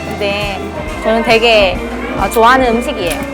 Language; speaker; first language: Korean; non-native, fluent; Vietnamese